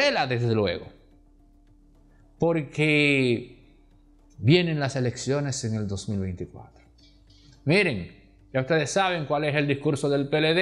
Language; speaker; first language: Spanish; native; Spanish